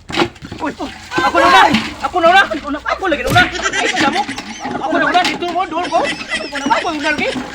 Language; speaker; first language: Filipino; non-native, local second language; Cebuano